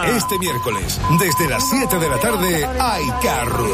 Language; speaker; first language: Spanish; native; Spanish